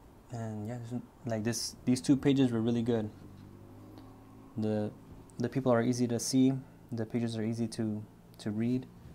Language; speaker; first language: English; native; English